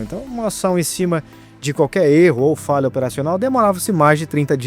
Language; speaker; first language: Portuguese; native; Portuguese